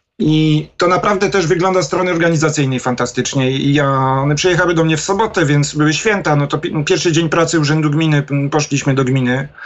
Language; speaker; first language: Polish; native; Polish